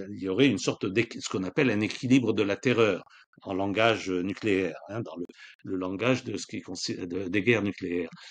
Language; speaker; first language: French; non-native, local second language; Arabic